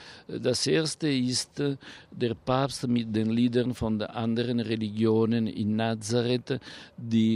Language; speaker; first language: German; non-native, fluent; Italian